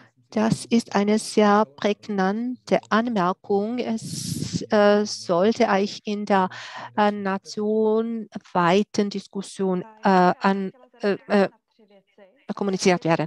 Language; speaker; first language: German; non-native, fluent; Czech